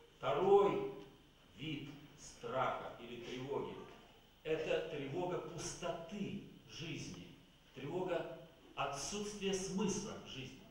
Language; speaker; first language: Russian; native; Russian